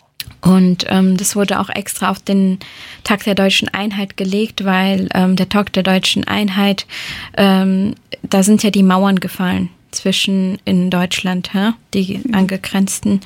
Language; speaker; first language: German; early bilingual, other home language; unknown